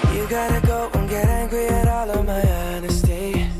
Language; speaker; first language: English; non-native, local second language; Bangla